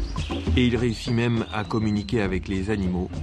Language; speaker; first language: French; native; French